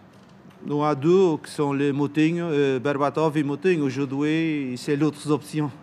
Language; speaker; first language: French; non-native, learner; Portuguese